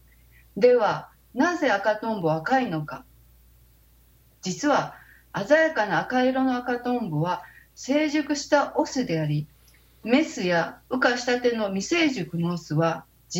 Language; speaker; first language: Japanese; native; Japanese